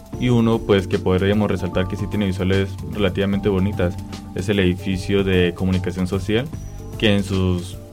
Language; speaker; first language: Spanish; native; Spanish